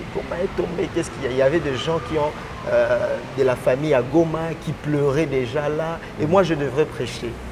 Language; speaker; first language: French; non-native, local second language; Lingala